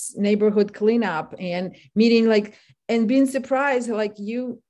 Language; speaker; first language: English; non-native, fluent; Ukrainian